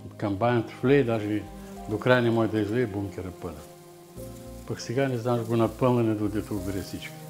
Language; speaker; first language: Bulgarian; native; Bulgarian